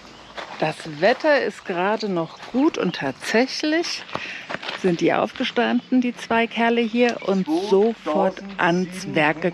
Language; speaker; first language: German; native; German